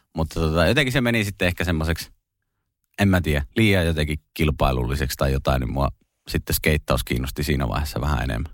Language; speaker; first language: Finnish; native; Finnish